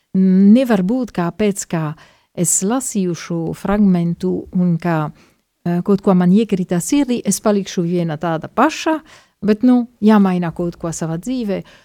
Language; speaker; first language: Latvian; native; Latvian